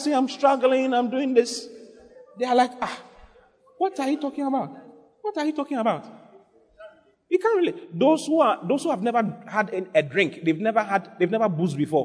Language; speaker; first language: English; non-native, local second language; Akan